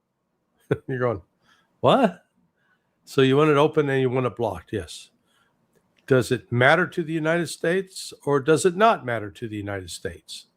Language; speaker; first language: English; native; English